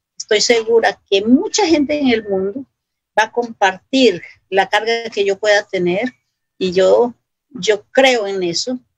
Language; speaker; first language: Spanish; non-native, local second language; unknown